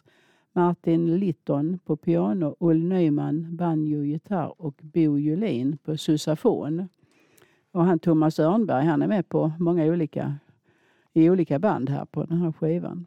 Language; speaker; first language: Swedish; native; Swedish